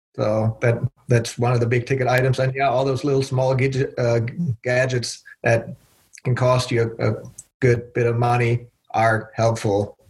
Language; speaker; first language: English; non-native, fluent; German